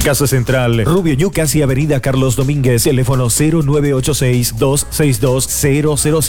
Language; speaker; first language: Spanish; native; Spanish